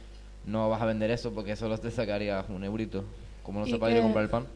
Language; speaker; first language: Spanish; native; Spanish